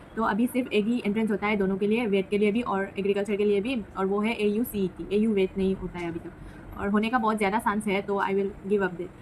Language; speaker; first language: Hindi; non-native, local second language; Assamese